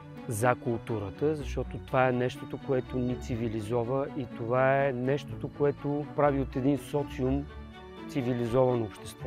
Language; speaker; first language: Bulgarian; native; Bulgarian